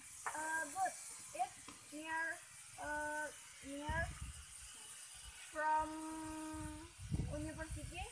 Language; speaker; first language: English; non-native, learner; Indonesian